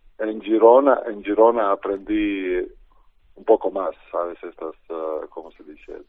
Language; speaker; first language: Spanish; non-native, fluent; Croatian